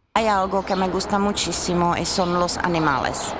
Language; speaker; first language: Spanish; non-native, fluent; Czech